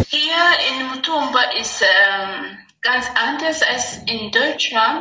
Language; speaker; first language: German; non-native, learner; Rundi